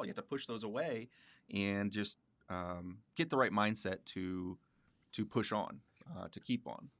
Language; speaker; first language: English; native; English